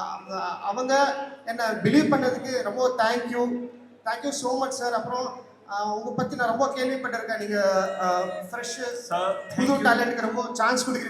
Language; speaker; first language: Tamil; non-native, local second language; Kannada